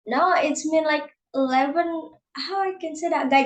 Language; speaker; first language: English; non-native, learner; Indonesian